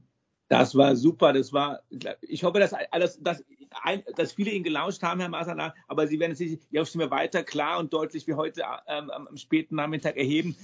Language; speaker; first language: German; native; German